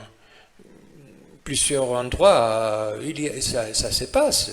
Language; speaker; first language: French; non-native, fluent; Spanish